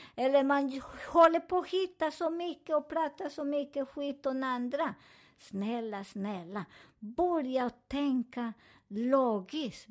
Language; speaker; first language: Swedish; non-native, fluent; Spanish